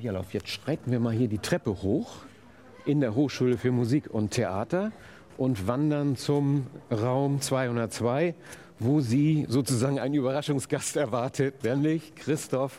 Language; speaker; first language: German; native; German